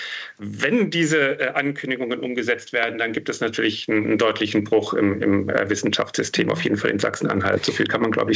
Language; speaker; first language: German; native; German